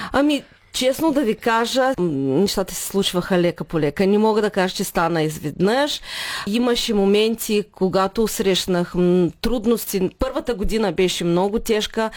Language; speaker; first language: Bulgarian; early bilingual, heritage; Bulgarian